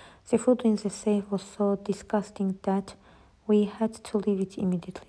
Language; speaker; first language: English; non-native, fluent; Azerbaijani